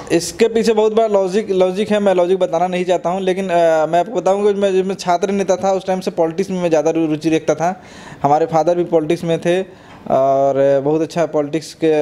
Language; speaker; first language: Hindi; native; Hindi